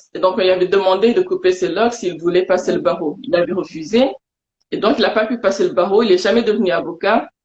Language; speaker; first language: French; non-native, local second language; Wolof